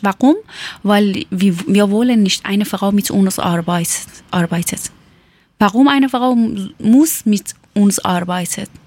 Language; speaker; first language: German; non-native, learner; Persian